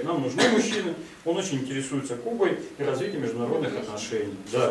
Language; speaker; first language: Russian; native; Russian